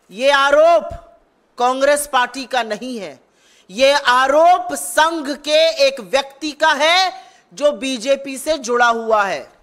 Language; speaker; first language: Hindi; native; Hindi